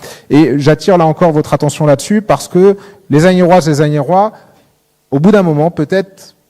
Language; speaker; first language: French; native; French